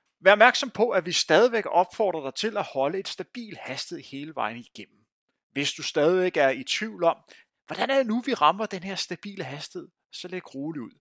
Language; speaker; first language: Danish; native; Danish